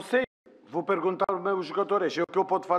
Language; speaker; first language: Portuguese; non-native, learner; Romanian